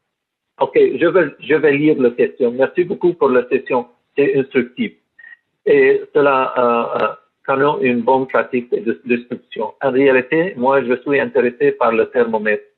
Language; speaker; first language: French; non-native, learner; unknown